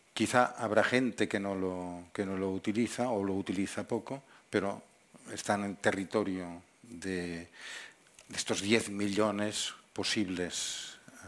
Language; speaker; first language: Spanish; non-native, local second language; Catalan